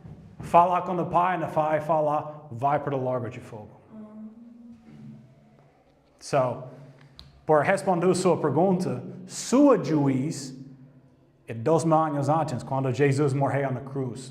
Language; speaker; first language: Portuguese; non-native, learner; English